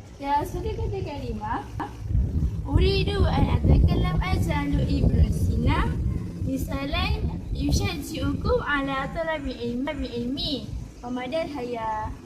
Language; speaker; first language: Arabic; non-native, learner; Malay